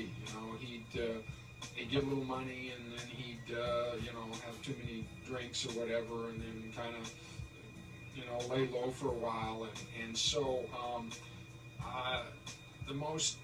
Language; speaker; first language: English; native; English